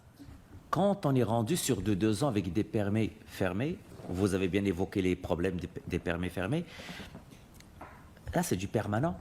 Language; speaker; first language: French; native; French